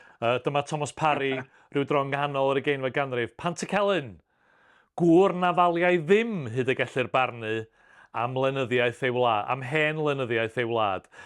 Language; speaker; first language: Welsh; native; Welsh